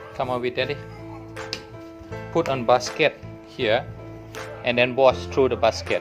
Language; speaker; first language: English; non-native, learner; Thai